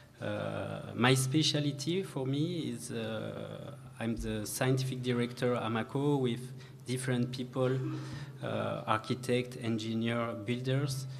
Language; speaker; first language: English; non-native, learner; French